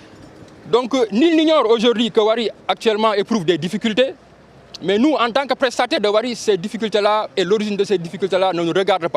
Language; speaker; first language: French; non-native, local second language; Wolof